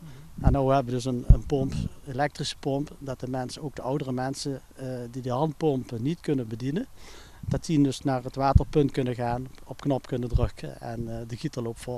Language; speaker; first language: Dutch; native; Dutch